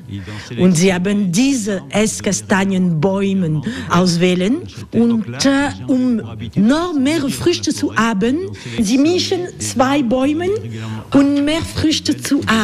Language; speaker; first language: German; non-native, learner; French